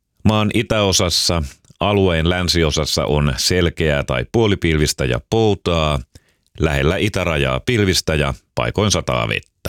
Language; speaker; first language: Finnish; native; Finnish